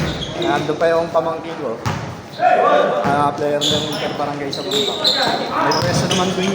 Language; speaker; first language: Filipino; native; Filipino